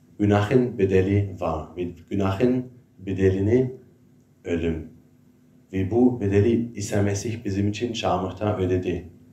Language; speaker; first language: Turkish; non-native, fluent; German